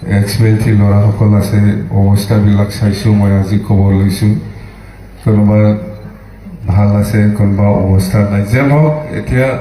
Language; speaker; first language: Assamese; non-native, local second language; Bodo